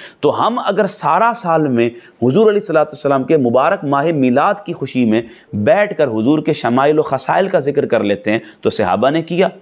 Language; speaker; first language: Urdu; non-native, local second language; Punjabi